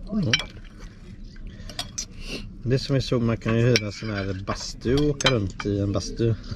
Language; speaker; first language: Swedish; native; Swedish